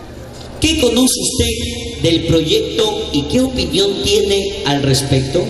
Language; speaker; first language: Spanish; native; Spanish